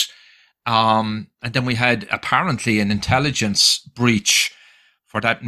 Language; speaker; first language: English; native; English